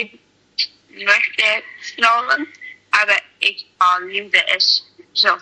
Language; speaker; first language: German; non-native, learner; English